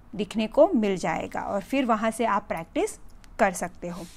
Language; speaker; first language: Hindi; non-native, local second language; Gujarati